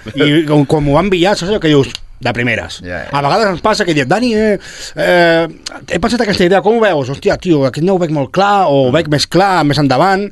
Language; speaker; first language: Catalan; non-native, local second language; Spanish